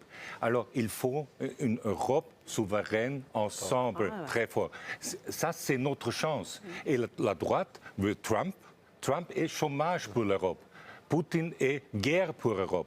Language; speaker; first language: French; non-native, fluent; German